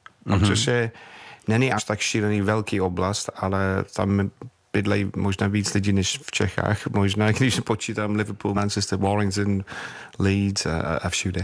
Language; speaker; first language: Czech; non-native, fluent; English